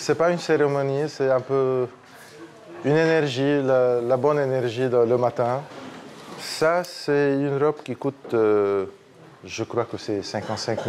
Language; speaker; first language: French; non-native, local second language; Arabic